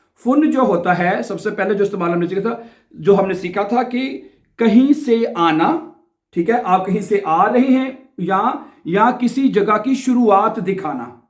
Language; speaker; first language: Urdu; non-native, local second language; Punjabi